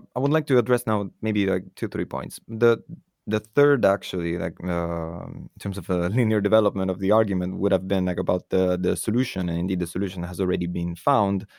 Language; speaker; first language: English; non-native, fluent; Italian